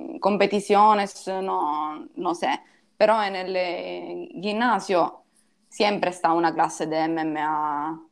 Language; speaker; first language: Spanish; non-native, learner; Italian